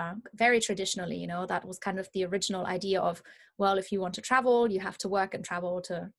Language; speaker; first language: English; non-native, fluent; German